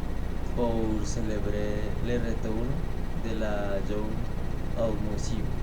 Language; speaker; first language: French; non-native, learner; Spanish